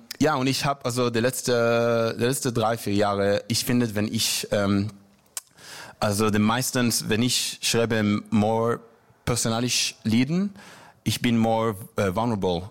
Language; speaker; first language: German; non-native, learner; Hebrew